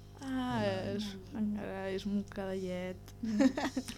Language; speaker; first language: Catalan; non-native, learner; Spanish